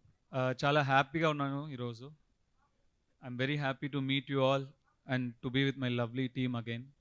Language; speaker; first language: Telugu; non-native, learner; Tamil